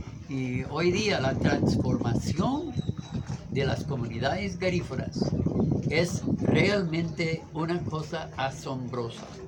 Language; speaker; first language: Spanish; non-native, fluent; English